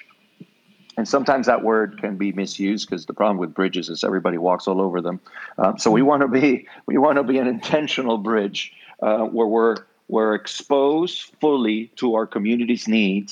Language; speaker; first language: English; non-native, fluent; Spanish